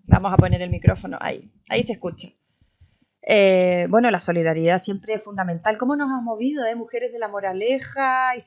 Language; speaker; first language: Spanish; native; Spanish